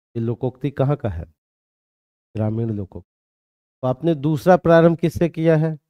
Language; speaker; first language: Hindi; native; Hindi